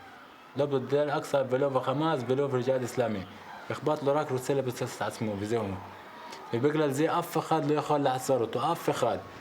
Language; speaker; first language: Hebrew; non-native, local second language; Arabic